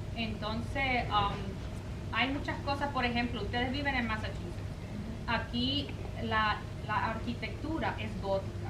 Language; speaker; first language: Spanish; early bilingual, heritage; Spanish